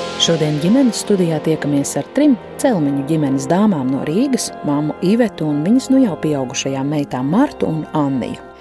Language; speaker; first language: Latvian; native; Latvian